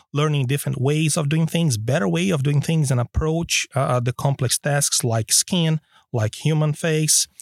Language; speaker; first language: English; non-native, fluent; Portuguese